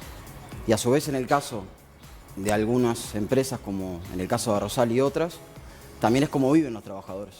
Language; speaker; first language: Spanish; native; Spanish